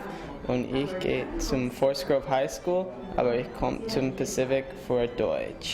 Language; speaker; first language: German; non-native, learner; English